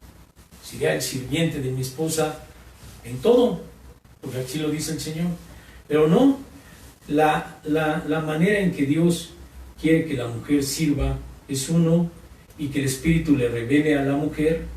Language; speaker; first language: Spanish; native; Spanish